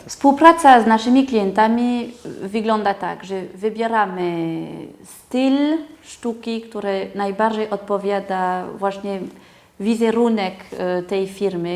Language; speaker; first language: Polish; non-native, fluent; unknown